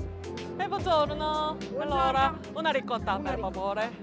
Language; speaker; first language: Italian; non-native, learner; Korean